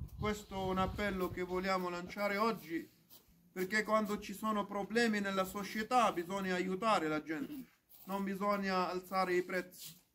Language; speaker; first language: Italian; non-native, fluent; Arabic